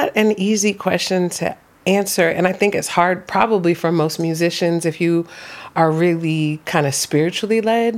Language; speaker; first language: English; native; English